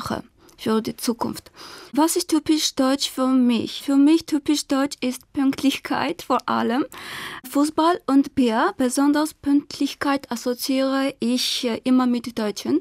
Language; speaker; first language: German; non-native, fluent; Armenian